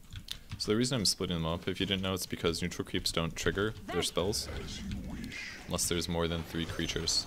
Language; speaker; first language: English; native; English